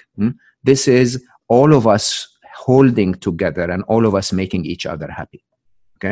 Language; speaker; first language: English; non-native, fluent; Arabic